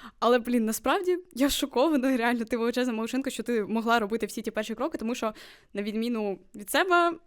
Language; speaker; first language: Ukrainian; native; Ukrainian